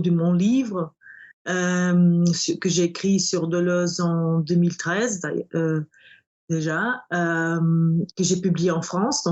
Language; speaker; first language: French; non-native, fluent; Portuguese